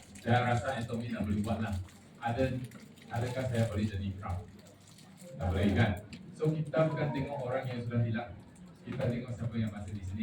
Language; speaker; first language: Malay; non-native, local second language; Chinese